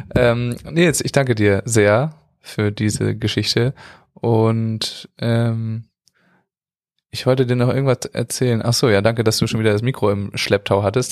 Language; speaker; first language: German; native; German